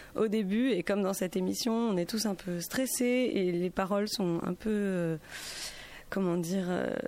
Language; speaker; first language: French; native; French